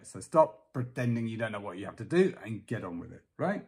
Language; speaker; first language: English; native; English